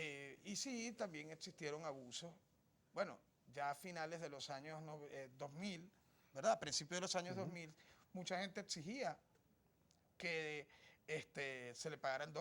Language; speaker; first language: Spanish; native; Spanish